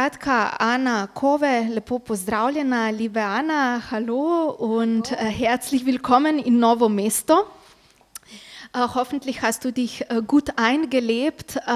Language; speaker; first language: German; non-native, fluent; Slovenian